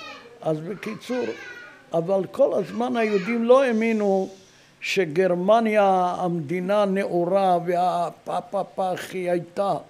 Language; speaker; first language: Hebrew; non-native, fluent; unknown